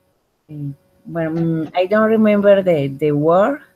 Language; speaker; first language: English; non-native, learner; Spanish